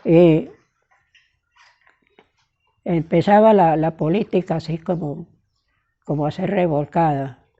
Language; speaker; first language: Spanish; native; Spanish